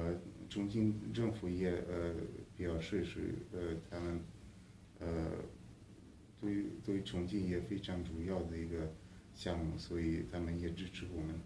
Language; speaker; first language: Chinese; non-native, fluent; Hungarian